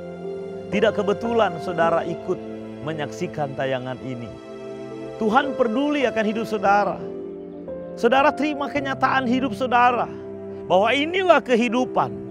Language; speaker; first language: Indonesian; native; Indonesian